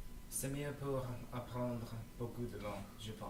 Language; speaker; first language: French; non-native, learner; English